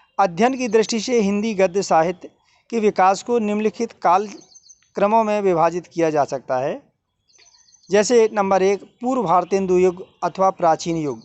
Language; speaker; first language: Hindi; native; Hindi